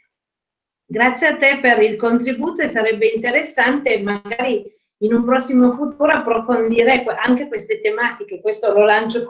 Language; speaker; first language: Italian; native; Italian